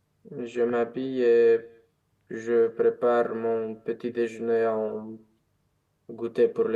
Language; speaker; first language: French; non-native, learner; Romanian